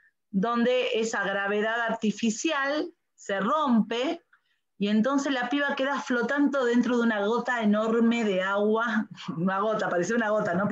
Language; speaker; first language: Spanish; native; Spanish